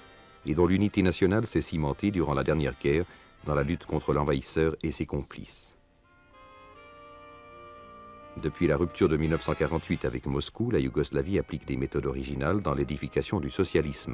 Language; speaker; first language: French; native; French